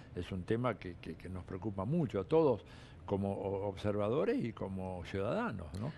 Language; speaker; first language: Spanish; early bilingual, other home language; Italian